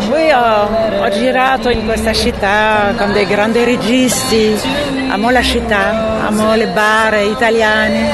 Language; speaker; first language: Italian; non-native, fluent; French